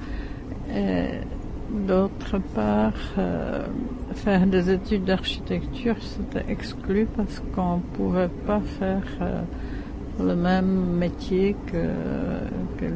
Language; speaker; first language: French; non-native, fluent; Czech